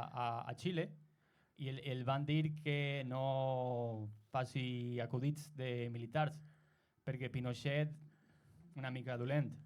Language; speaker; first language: Catalan; non-native, learner; Spanish